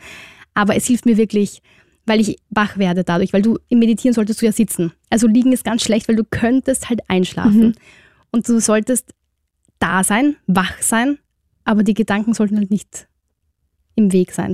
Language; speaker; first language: German; native; German